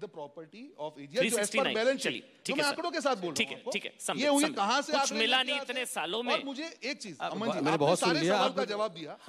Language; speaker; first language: Hindi; non-native, local second language; Gujarati